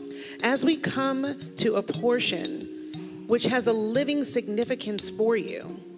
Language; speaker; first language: English; native; English